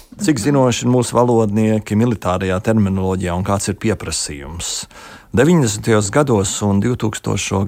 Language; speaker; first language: Latvian; native; Latvian